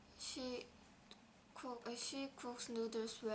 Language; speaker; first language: English; non-native, learner; Korean